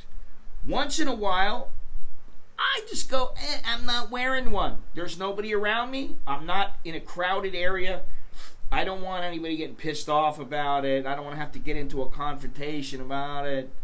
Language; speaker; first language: English; native; English